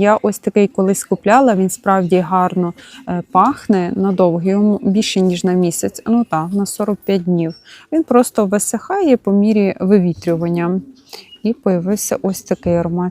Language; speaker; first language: Ukrainian; native; Ukrainian